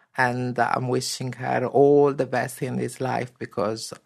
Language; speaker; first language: English; non-native, learner; Italian